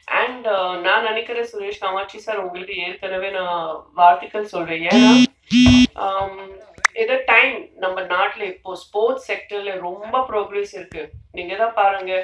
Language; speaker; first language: Tamil; non-native, fluent; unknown